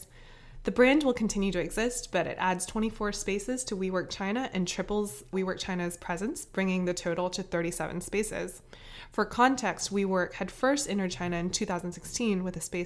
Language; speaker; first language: English; native; English